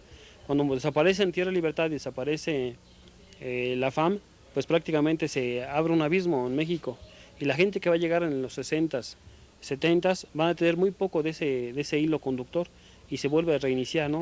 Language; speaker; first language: Spanish; native; Spanish